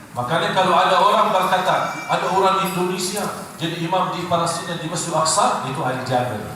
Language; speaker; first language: Indonesian; non-native, fluent; Arabic